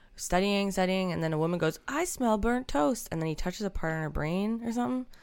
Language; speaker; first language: English; native; English